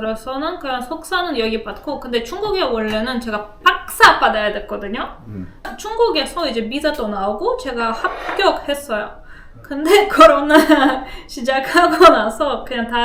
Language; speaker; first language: Korean; non-native, fluent; Russian